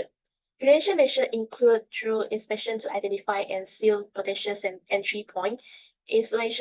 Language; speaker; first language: English; non-native, local second language; Malay